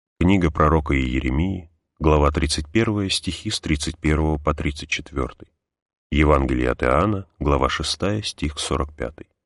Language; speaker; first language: Russian; native; Russian